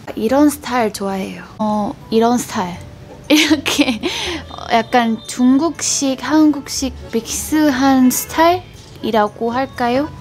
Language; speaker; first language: Korean; non-native, fluent; Vietnamese